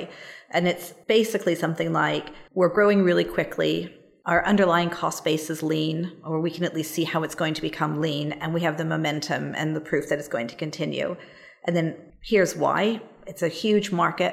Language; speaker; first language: English; native; English